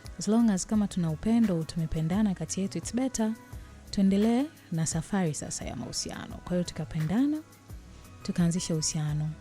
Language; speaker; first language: Swahili; native; Swahili